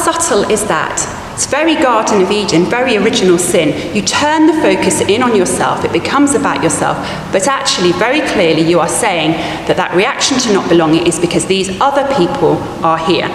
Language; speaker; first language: English; native; English